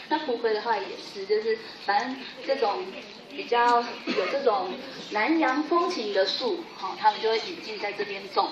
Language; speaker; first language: Chinese; native; Chinese